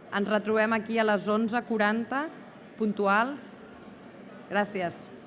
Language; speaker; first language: Catalan; native; Catalan